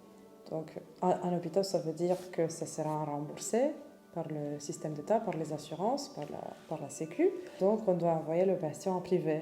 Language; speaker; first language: French; non-native, fluent; Romanian